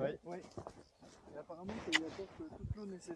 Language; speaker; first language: French; native; French